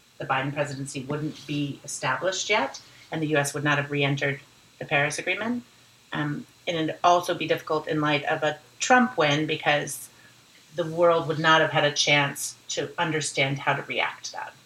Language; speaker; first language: English; native; English